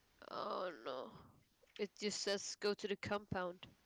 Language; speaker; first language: English; non-native, fluent; Danish